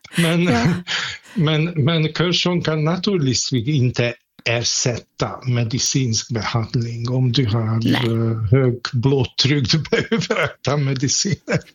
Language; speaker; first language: Swedish; non-native, fluent; Hungarian